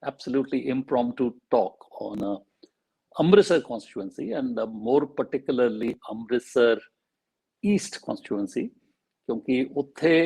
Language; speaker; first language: English; non-native, local second language; Punjabi